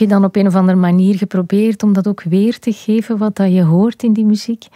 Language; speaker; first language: Dutch; native; Dutch